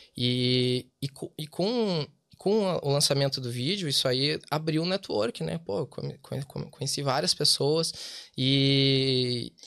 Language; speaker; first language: Portuguese; native; Portuguese